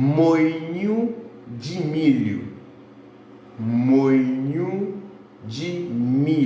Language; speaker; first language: Portuguese; non-native, fluent; Haitian Creole